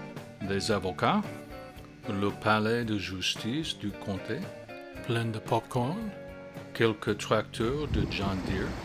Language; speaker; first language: French; non-native, fluent; English